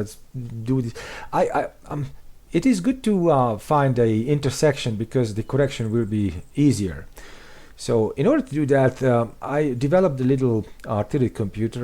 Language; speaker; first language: English; non-native, fluent; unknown